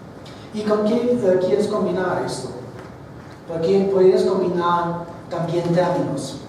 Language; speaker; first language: Spanish; non-native, fluent; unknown